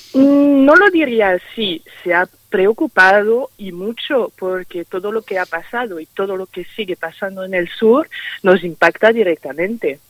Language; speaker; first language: Spanish; non-native, fluent; French